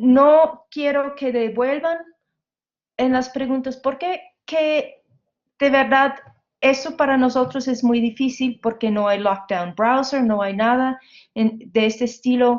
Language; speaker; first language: Spanish; non-native, fluent; English